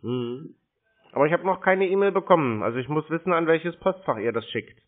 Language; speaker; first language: German; native; German